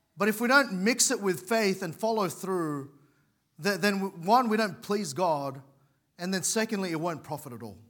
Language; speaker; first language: English; native; English